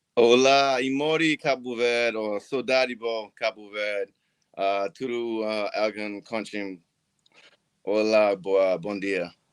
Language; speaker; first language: Portuguese; non-native, learner; English